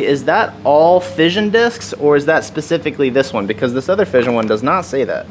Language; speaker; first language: English; native; English